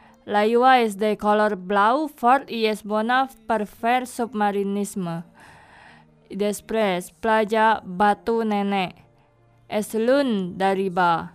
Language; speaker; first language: Catalan; non-native, learner; Indonesian